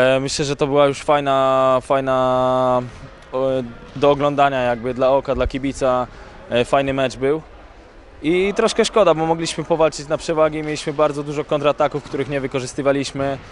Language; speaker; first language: Polish; native; Polish